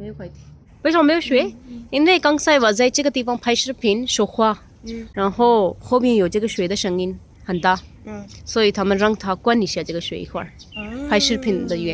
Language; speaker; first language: Chinese; non-native, fluent; Urdu